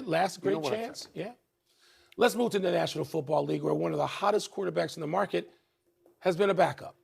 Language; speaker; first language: English; native; English